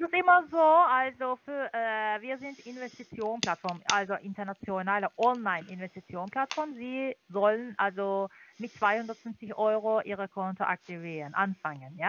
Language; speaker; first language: German; non-native, learner; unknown